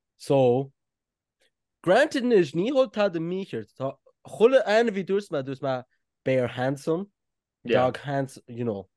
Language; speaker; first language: Irish; native; Irish